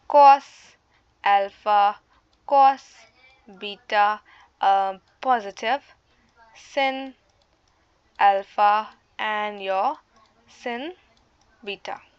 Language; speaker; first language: English; non-native, local second language; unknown